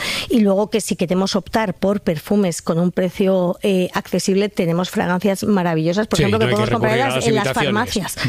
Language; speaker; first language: Spanish; native; Spanish